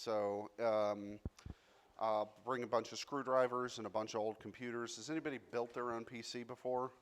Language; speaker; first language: English; native; English